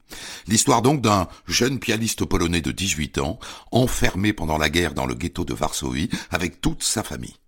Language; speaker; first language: French; native; French